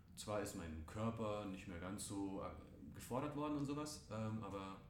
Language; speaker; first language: German; native; German